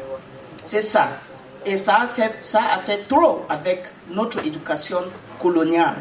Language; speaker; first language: French; non-native, learner; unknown